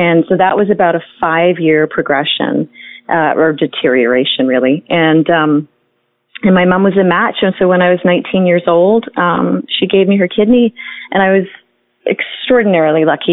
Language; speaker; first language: English; native; English